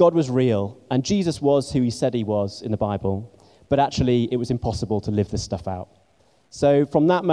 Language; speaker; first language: English; native; English